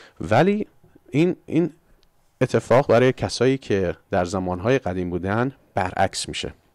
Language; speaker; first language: Persian; early bilingual, heritage; Persian